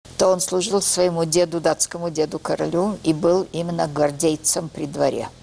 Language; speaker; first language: Russian; early bilingual, heritage; Russian